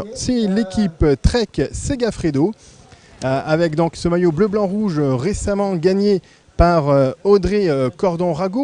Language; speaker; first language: French; native; French